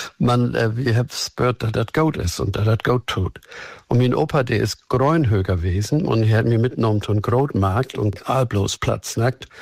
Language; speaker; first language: German; native; German